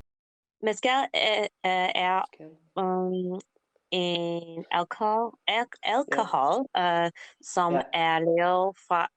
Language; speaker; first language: Danish; non-native, learner; English